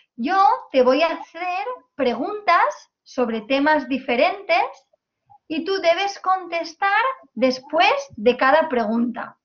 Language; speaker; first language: Spanish; native; Spanish